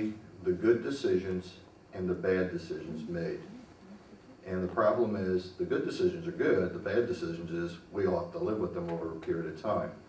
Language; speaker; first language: English; native; English